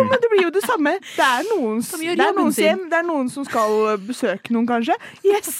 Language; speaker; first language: Norwegian; native; Norwegian